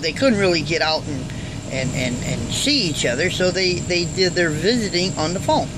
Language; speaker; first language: English; native; English